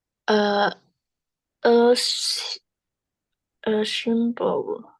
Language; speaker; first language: English; non-native, learner; Vietnamese